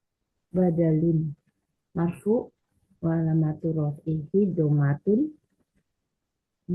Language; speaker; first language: Arabic; non-native, learner; Indonesian